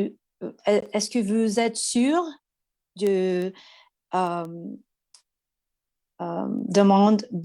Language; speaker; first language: French; non-native, learner; English